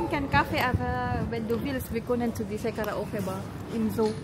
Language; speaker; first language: German; non-native, learner; Filipino